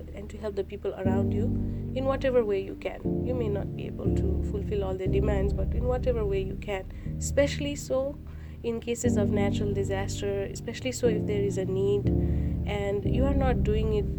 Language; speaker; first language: English; non-native, local second language; Nepali